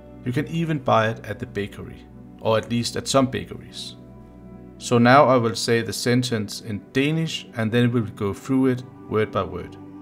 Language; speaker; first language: English; non-native, fluent; Danish